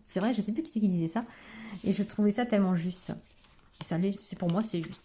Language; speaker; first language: French; native; French